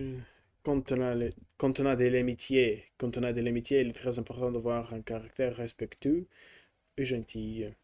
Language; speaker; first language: French; non-native, learner; Russian